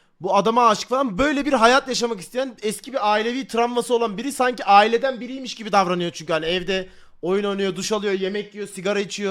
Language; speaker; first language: Turkish; native; Turkish